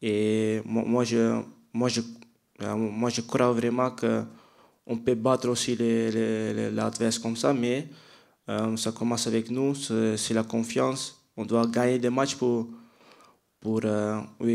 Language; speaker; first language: French; non-native, fluent; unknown